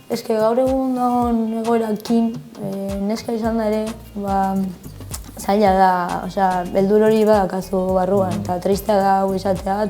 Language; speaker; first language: Basque; non-native, local second language; Spanish